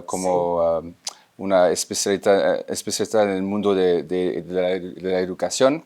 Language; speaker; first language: Spanish; non-native, fluent; French